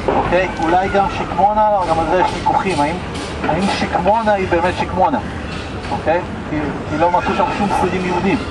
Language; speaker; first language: Hebrew; early bilingual, other home language; Russian